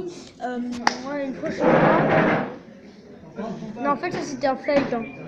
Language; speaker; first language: French; native; French